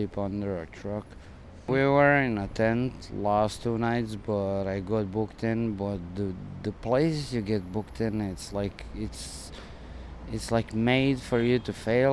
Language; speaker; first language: English; non-native, fluent; Croatian